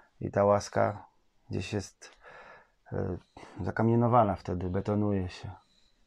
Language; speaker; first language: Polish; native; Polish